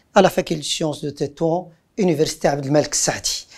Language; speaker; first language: French; non-native, local second language; Arabic